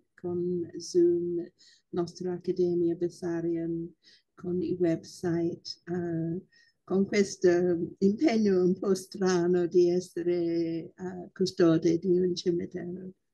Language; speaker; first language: Italian; non-native, fluent; English